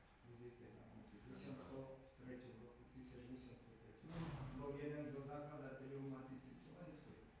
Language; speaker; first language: Slovak; non-native, local second language; Rusyn